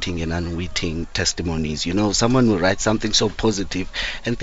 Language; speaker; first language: English; non-native, local second language; Xhosa